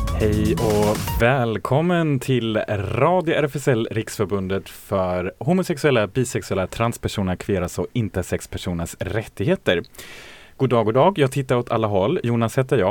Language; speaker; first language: Swedish; native; Swedish